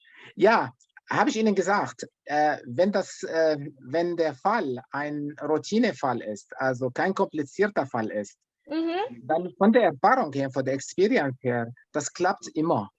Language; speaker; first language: German; non-native, fluent; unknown